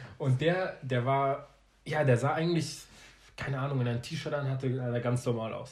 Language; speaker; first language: German; early bilingual, other home language; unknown